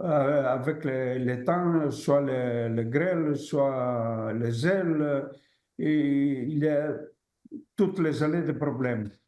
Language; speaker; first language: French; non-native, fluent; Greek